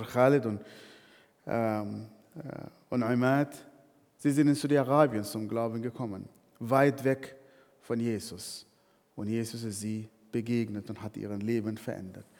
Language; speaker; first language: German; non-native, fluent; Arabic